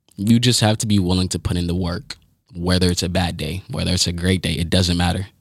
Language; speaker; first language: English; early bilingual, other home language; Haitian Creole